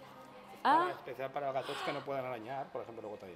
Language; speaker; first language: Spanish; native; Spanish